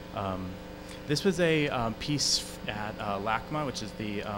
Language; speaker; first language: English; native; English